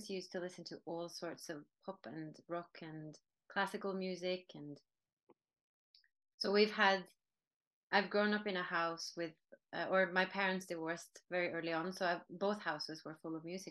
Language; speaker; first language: English; non-native, fluent; Norwegian